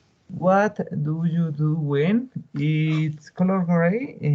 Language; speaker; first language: English; non-native, learner; Spanish